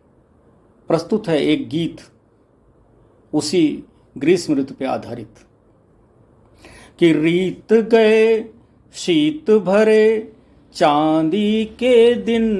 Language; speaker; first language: Hindi; native; Hindi